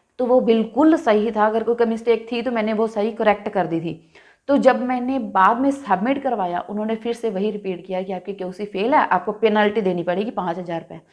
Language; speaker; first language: Hindi; non-native, local second language; Punjabi